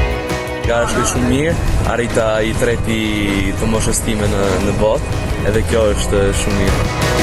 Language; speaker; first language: Albanian; early bilingual, heritage; Albanian